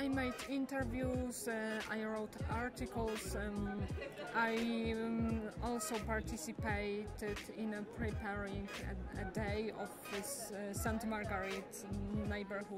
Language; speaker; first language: English; non-native, fluent; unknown